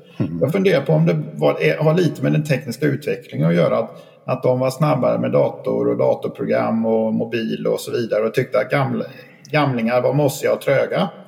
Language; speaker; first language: Swedish; native; Swedish